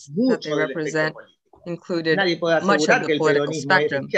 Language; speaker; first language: English; non-native, fluent; Spanish